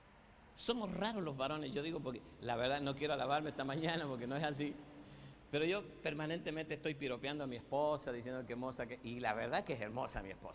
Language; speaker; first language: Spanish; native; Spanish